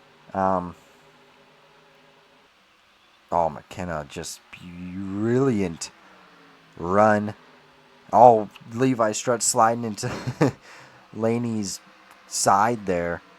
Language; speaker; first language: English; native; English